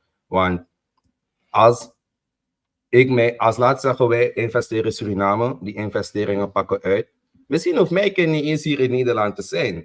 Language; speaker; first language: Dutch; native; Dutch